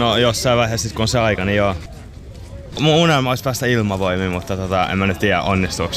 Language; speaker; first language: Finnish; native; Finnish